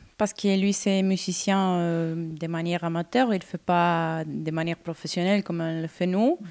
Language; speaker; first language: French; non-native, fluent; Spanish